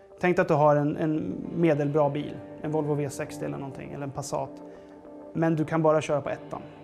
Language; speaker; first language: Swedish; native; Swedish